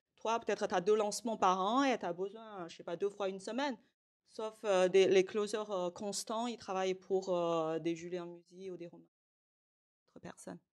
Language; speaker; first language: French; non-native, fluent; Chinese